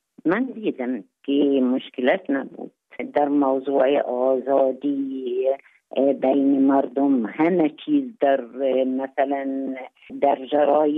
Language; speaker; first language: Persian; non-native, fluent; Arabic